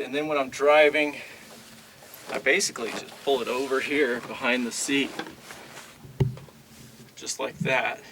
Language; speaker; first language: English; native; English